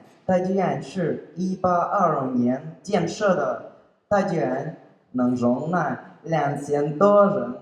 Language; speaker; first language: Chinese; non-native, learner; Russian